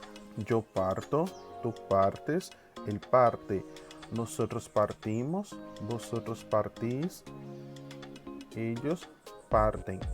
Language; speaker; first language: Spanish; non-native, fluent; Portuguese